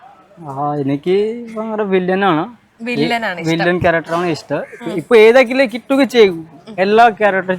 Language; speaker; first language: Malayalam; non-native, local second language; Odia